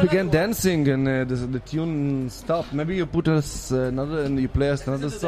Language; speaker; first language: English; non-native, fluent; Hebrew